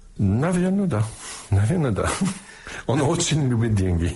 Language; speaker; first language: Russian; non-native, fluent; English